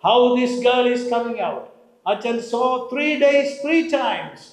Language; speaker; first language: English; non-native, local second language; Malayalam